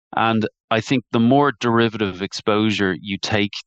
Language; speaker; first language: English; native; English